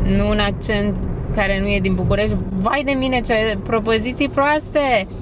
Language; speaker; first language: Romanian; early bilingual, heritage; Romanian